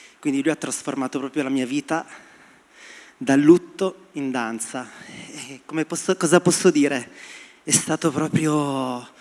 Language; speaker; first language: Italian; native; Italian